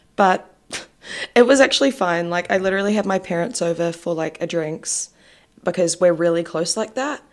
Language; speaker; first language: English; native; English